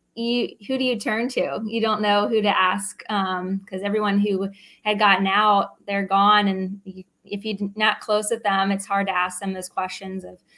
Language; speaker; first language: English; native; English